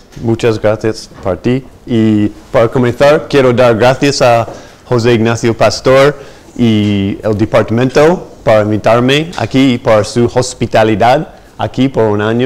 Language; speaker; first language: Spanish; non-native, fluent; English